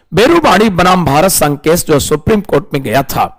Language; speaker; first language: Hindi; native; Hindi